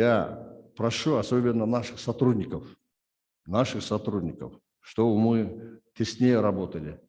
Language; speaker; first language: Russian; non-native, local second language; Kyrgyz